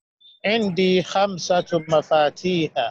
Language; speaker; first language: Arabic; non-native, learner; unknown